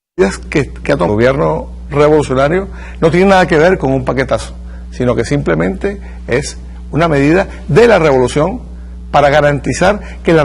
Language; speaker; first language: Spanish; native; Spanish